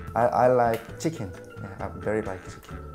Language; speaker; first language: English; non-native, learner; Korean